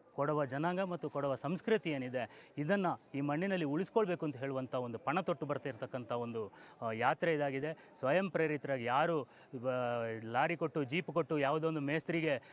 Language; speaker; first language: Kannada; non-native, local second language; Kodava